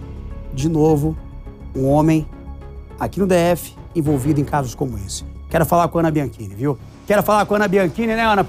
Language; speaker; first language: Portuguese; native; Portuguese